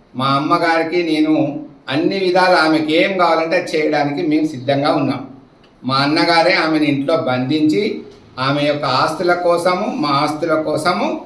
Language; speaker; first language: Telugu; native; Telugu